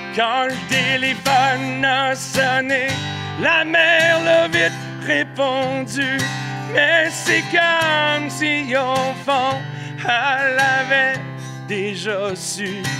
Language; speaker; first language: French; native; French